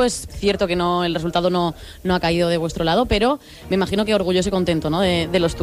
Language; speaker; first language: Spanish; native; Spanish